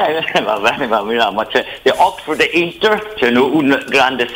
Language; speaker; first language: Italian; non-native, fluent; English